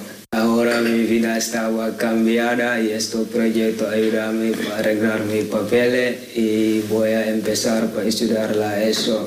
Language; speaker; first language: Spanish; non-native, learner; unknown